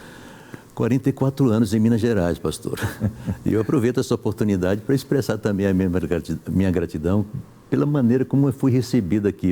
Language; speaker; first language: Portuguese; native; Portuguese